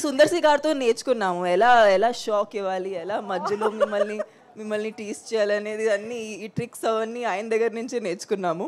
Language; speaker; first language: Telugu; non-native, fluent; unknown